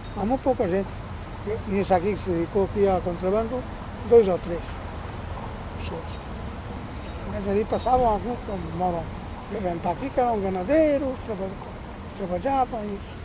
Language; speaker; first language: Portuguese; non-native, local second language; Spanish